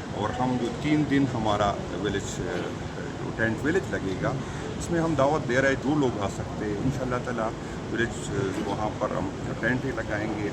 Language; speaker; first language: Urdu; non-native, local second language; Pashto